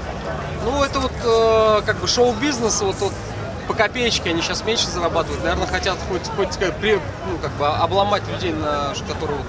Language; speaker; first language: Russian; native; Russian